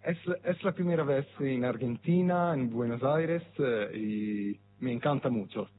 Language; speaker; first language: Spanish; non-native, fluent; Italian